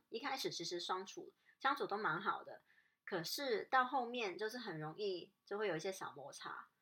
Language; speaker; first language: Chinese; non-native, local second language; Cantonese